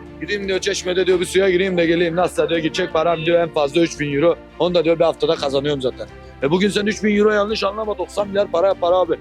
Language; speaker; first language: Turkish; native; Turkish